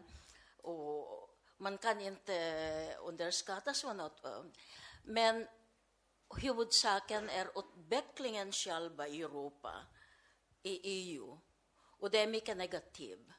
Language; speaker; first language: Swedish; non-native, fluent; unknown